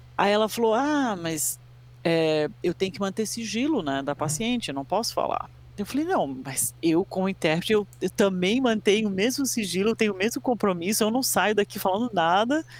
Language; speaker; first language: Portuguese; early bilingual, other home language; English